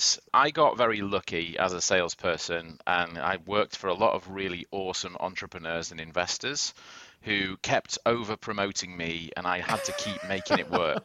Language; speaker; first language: English; native; English